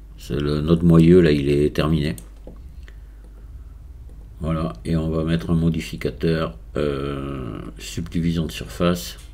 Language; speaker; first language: French; native; French